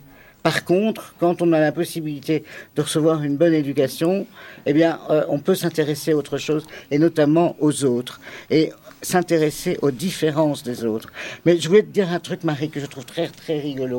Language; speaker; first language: French; native; French